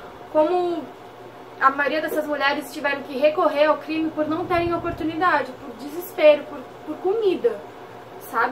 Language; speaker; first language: Portuguese; native; Portuguese